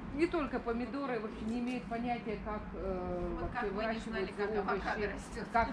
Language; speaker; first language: Russian; native; Russian